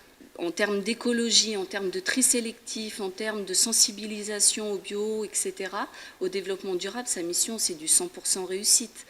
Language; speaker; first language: French; native; French